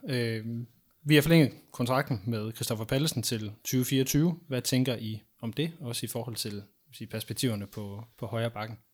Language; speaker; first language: Danish; native; Danish